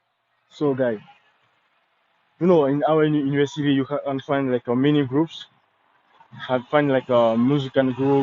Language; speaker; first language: English; non-native, learner; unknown